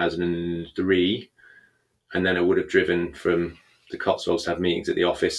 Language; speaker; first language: English; native; English